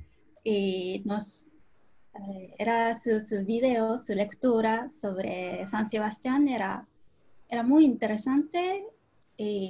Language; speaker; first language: Spanish; non-native, learner; Japanese